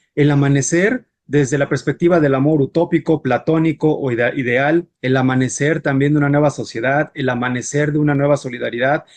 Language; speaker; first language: Spanish; native; Spanish